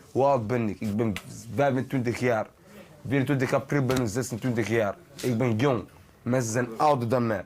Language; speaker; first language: Dutch; early bilingual, other home language; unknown